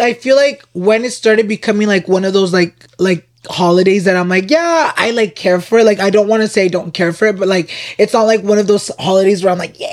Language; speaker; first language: English; early bilingual, other home language; Spanish